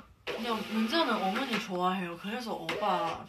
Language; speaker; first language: Korean; non-native, learner; Chinese